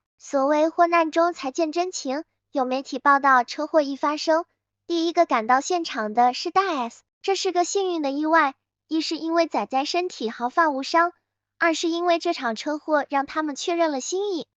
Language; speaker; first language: Chinese; native; Chinese